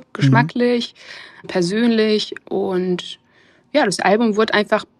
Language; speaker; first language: German; native; German